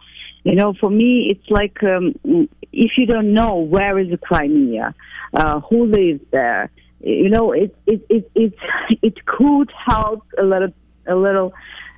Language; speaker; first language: English; non-native, fluent; Ukrainian